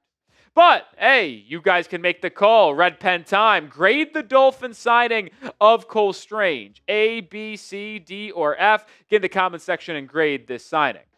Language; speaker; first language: English; native; English